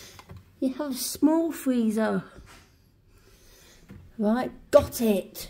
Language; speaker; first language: English; native; English